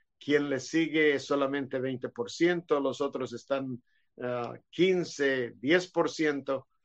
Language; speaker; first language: Spanish; non-native, fluent; Hebrew